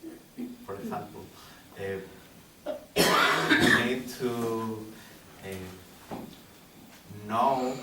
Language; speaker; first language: English; non-native, learner; Spanish